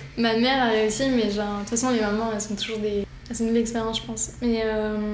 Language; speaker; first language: French; early bilingual, other home language; Arabic